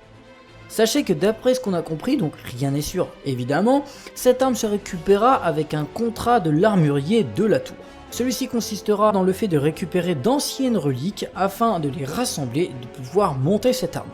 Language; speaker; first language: French; native; French